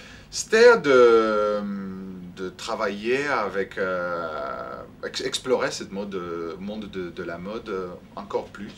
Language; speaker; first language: French; non-native, fluent; Greek